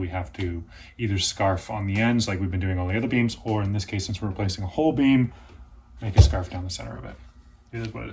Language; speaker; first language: English; native; English